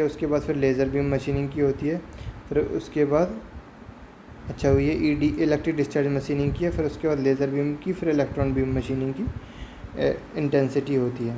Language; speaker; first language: Hindi; native; Hindi